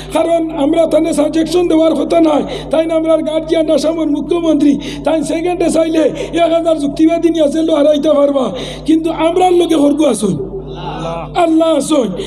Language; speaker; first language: Bangla; native; Bangla